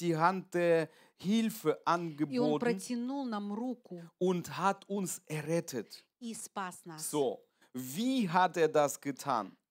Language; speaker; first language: German; early bilingual, other home language; Russian